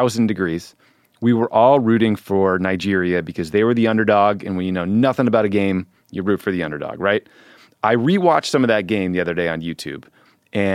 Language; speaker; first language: English; native; English